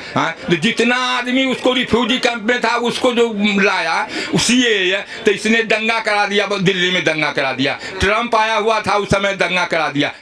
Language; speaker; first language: Hindi; native; Hindi